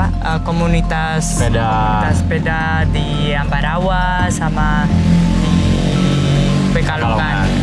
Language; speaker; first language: Indonesian; non-native, fluent; Spanish